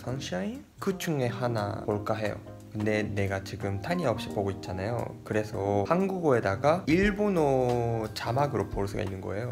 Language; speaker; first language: Korean; non-native, fluent; Japanese